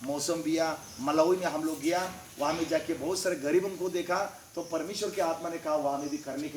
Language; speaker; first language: Hindi; non-native, local second language; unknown